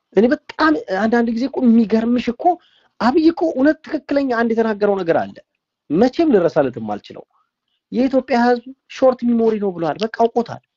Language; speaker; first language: Amharic; non-native, local second language; Tigrinya